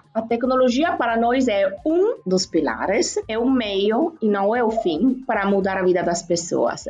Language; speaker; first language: Portuguese; non-native, fluent; Italian